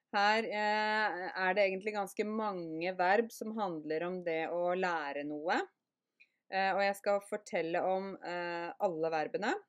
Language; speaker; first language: Norwegian; native; Norwegian